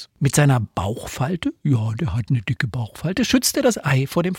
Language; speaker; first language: German; native; German